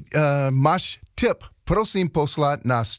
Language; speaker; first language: Czech; non-native, learner; English